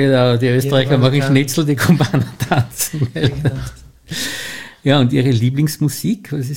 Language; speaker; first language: German; native; German